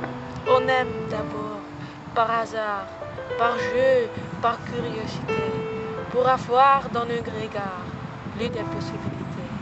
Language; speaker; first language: French; non-native, learner; Dutch